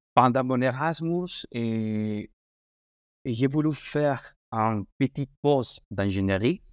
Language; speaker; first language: French; non-native, fluent; Spanish